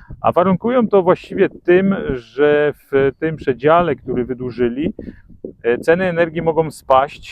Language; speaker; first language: Polish; native; Polish